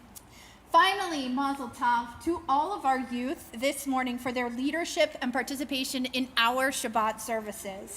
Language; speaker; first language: English; native; English